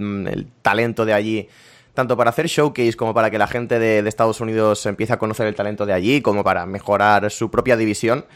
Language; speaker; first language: Spanish; native; Spanish